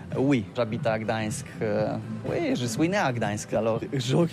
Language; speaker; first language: French; non-native, learner; Polish